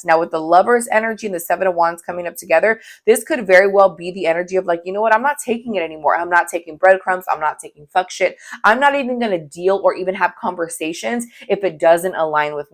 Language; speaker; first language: English; native; English